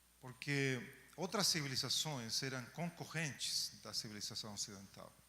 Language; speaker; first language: Portuguese; non-native, fluent; Spanish